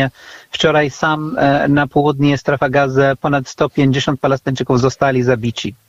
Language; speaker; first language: Polish; non-native, fluent; Arabic